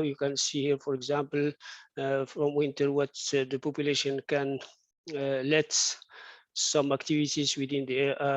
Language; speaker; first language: English; non-native, fluent; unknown